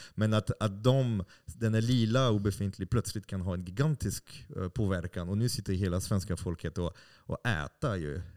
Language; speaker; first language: Swedish; non-native, fluent; French